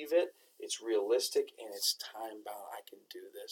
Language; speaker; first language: English; native; English